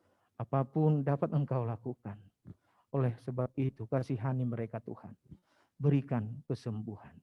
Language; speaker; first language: Indonesian; native; Indonesian